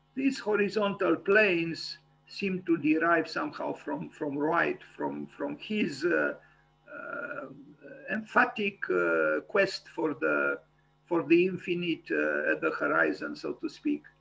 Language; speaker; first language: English; non-native, fluent; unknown